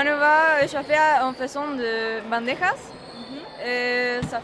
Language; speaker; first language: French; non-native, learner; Spanish